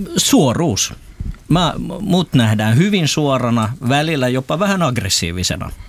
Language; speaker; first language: Finnish; non-native, local second language; Swedish